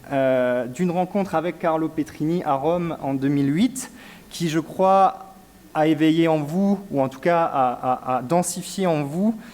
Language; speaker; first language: French; native; French